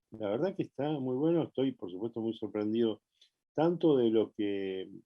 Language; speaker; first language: Spanish; native; Spanish